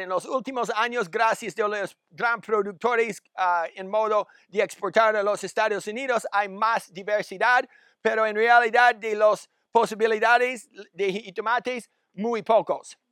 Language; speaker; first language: Spanish; non-native, learner; English